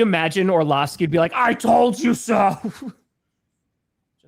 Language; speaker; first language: English; native; English